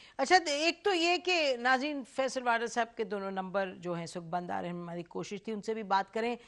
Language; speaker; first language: Urdu; native; Urdu